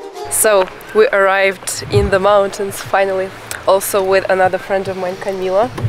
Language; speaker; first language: English; non-native, fluent; Russian